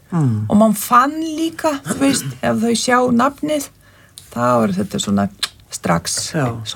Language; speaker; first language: Icelandic; non-native, fluent; Lithuanian